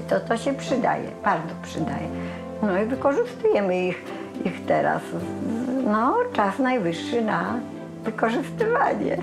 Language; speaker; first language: Polish; native; Polish